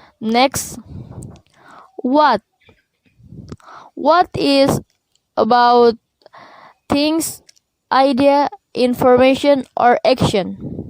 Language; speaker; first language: English; non-native, learner; Indonesian